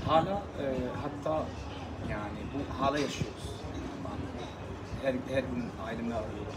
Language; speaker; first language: Turkish; non-native, learner; Arabic